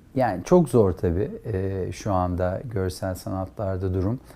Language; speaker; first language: Turkish; native; Turkish